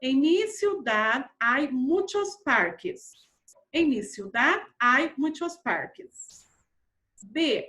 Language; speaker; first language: Spanish; non-native, fluent; Portuguese